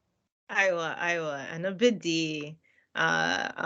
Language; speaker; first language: Arabic; non-native, learner; English